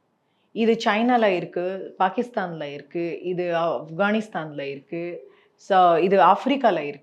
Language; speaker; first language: Tamil; non-native, learner; Marathi